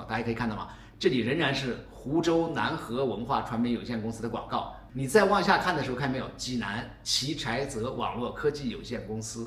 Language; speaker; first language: Chinese; native; Chinese